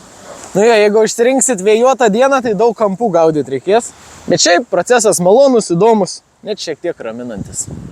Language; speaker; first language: Lithuanian; native; Lithuanian